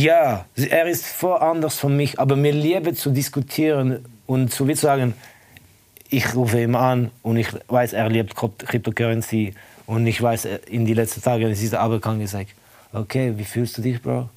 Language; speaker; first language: German; non-native, fluent; Estonian